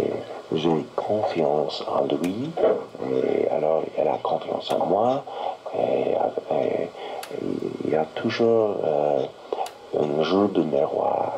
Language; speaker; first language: French; non-native, learner; English